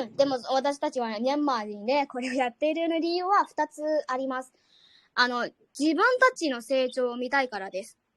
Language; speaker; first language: Japanese; non-native, learner; Burmese